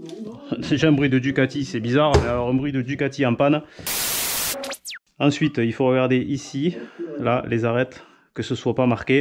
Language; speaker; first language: French; native; French